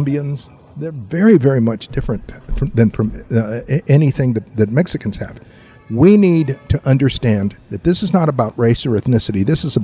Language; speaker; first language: English; native; English